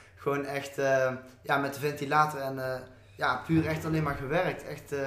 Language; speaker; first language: Dutch; native; Dutch